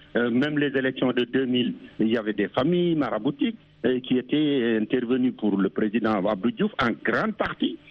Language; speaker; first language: French; non-native, local second language; Wolof